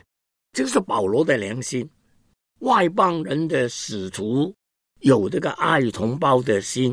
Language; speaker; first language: Chinese; non-native, local second language; Cantonese